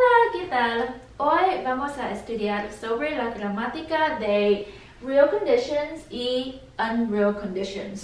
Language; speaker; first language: Spanish; non-native, learner; English